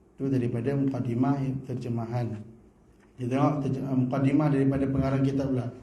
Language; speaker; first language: Malay; native; Malay